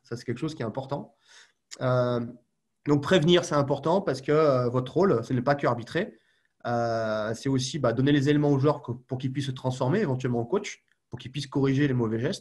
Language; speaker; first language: French; native; French